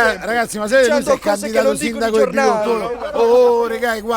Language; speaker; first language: Italian; native; Italian